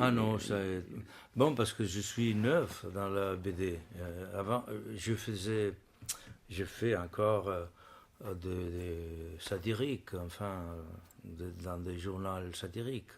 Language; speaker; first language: French; non-native, learner; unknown